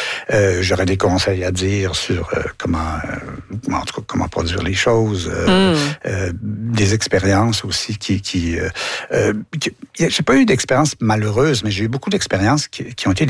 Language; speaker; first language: French; native; French